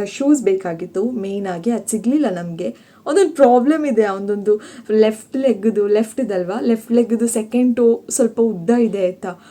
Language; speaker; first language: Kannada; non-native, local second language; Tulu